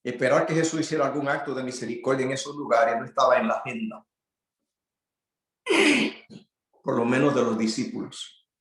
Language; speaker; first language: Spanish; native; Spanish